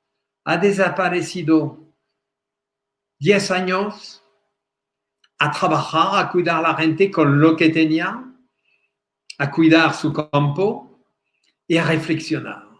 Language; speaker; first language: Spanish; non-native, fluent; French